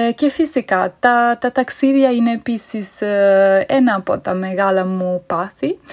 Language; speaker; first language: Greek; non-native, fluent; Italian